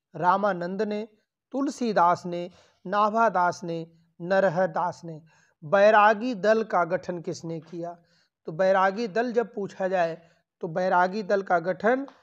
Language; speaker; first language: Hindi; native; Hindi